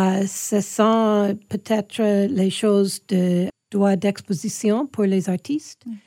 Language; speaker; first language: French; non-native, fluent; English